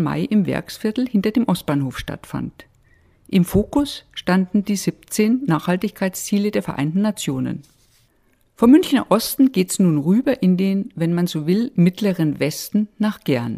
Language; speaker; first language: German; native; German